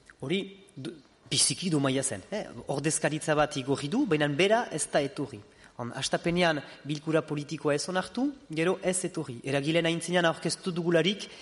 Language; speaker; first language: Basque; native; Basque